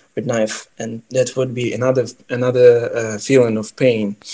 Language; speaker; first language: English; non-native, fluent; Ukrainian